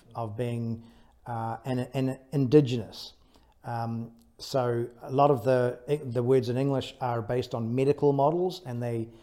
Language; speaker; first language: English; native; English